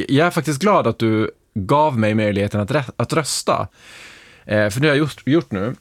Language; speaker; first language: Swedish; native; Swedish